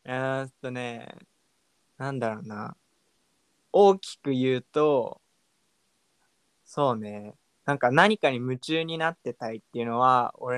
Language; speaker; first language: Japanese; native; Japanese